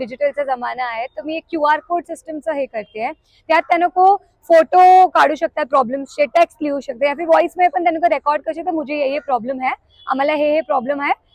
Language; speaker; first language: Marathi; non-native, local second language; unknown